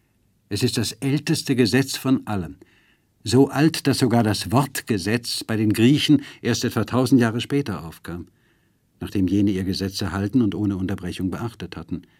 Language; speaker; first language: German; native; German